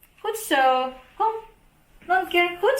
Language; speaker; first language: Dutch; non-native, fluent; Indonesian